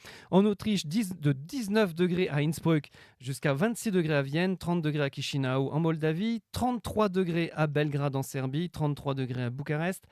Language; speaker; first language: French; native; French